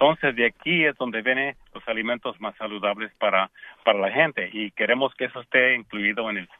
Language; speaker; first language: Spanish; early bilingual, heritage; Spanish